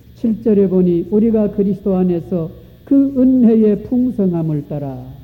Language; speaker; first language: Korean; native; Korean